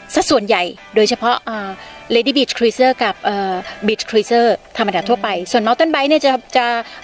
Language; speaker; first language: Thai; native; Thai